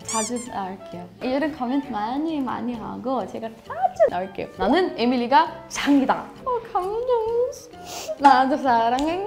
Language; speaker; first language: Korean; non-native, learner; English